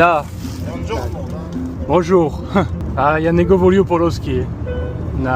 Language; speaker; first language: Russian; non-native, learner; French